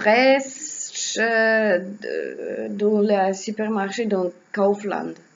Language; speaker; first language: French; non-native, learner; Russian